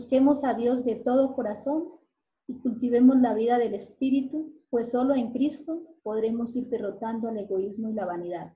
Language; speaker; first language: Spanish; native; Spanish